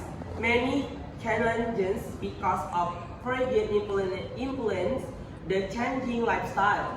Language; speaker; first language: English; non-native, learner; Indonesian